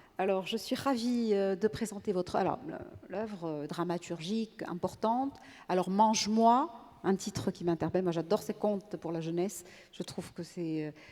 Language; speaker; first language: French; non-native, local second language; Arabic